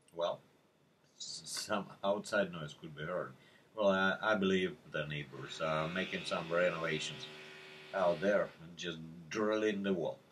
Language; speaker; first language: English; non-native, fluent; Russian